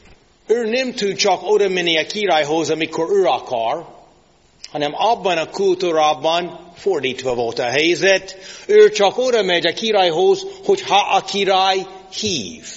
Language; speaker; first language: Hungarian; non-native, fluent; English